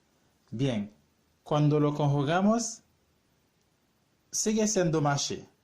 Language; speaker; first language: Spanish; non-native, fluent; Haitian Creole